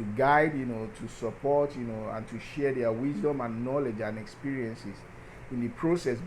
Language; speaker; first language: English; non-native, local second language; Yoruba